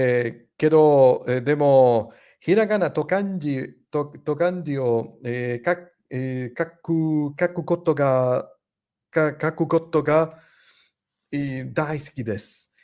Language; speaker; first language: Japanese; non-native, learner; Spanish